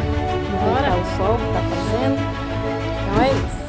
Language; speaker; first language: Portuguese; native; Portuguese